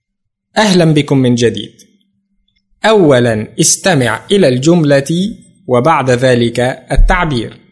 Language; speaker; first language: Arabic; non-native, fluent; Indonesian